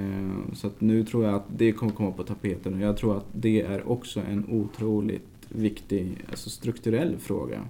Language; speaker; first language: Swedish; native; Swedish